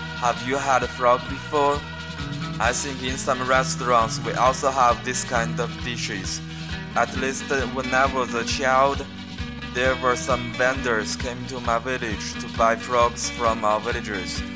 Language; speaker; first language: English; non-native, fluent; Chinese